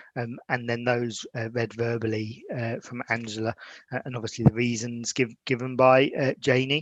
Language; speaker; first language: English; native; English